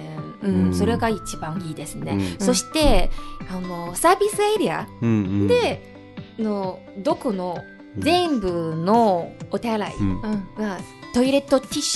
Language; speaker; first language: Japanese; non-native, fluent; Chinese